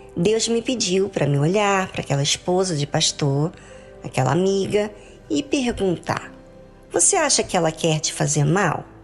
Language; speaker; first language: Portuguese; native; Portuguese